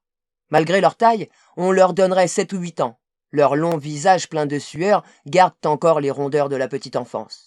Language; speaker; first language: French; native; French